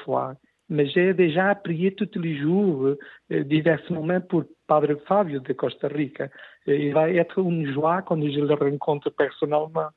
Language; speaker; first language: French; non-native, learner; Portuguese